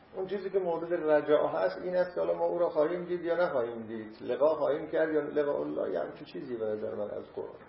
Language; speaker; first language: Persian; non-native, local second language; Azerbaijani